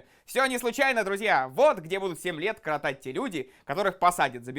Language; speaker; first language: Russian; native; Russian